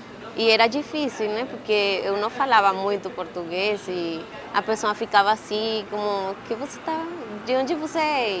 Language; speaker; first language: Portuguese; non-native, learner; Spanish